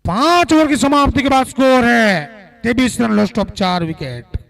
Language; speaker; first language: Hindi; non-native, local second language; Gujarati